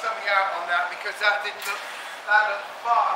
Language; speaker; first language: English; native; English